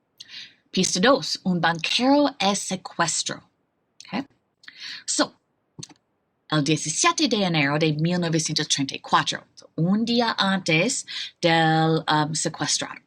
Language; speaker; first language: Spanish; non-native, fluent; English